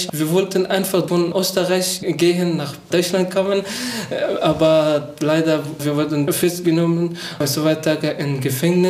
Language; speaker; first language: German; non-native, learner; Persian